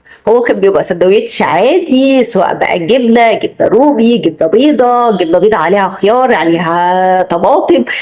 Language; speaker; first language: Arabic; native; Arabic